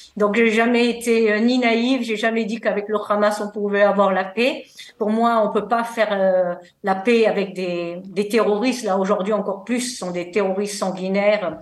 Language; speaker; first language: French; native; French